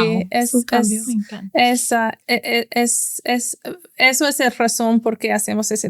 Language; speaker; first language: Spanish; non-native, fluent; English